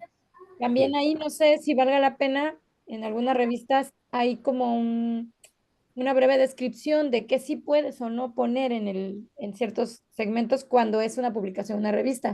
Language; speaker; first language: Spanish; native; Spanish